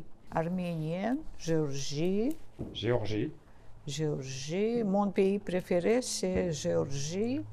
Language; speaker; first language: French; non-native, learner; Russian